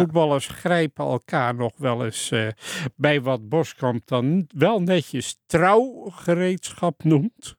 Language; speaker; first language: Dutch; native; Dutch